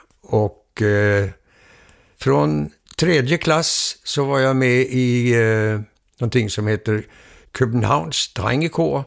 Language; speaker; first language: Swedish; early bilingual, heritage; Swedish